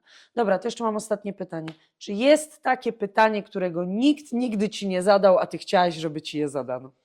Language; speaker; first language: Polish; native; Polish